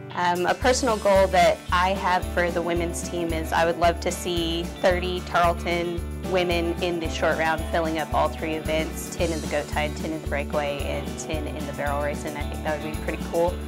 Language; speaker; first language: English; native; English